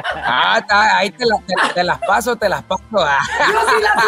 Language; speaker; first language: Spanish; native; Spanish